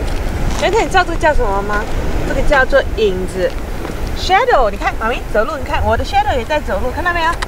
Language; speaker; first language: Chinese; native; Chinese